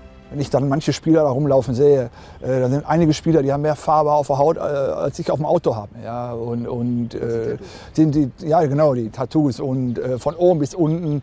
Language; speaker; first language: German; native; German